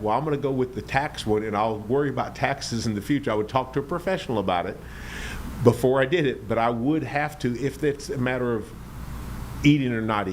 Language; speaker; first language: English; native; English